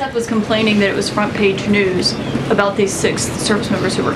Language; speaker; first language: English; native; English